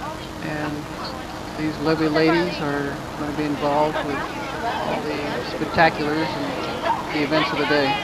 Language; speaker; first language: English; native; English